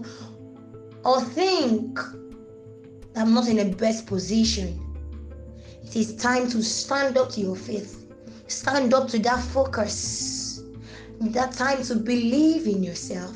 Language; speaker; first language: English; non-native, local second language; Yoruba